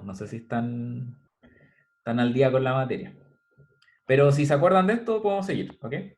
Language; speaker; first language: Spanish; native; Spanish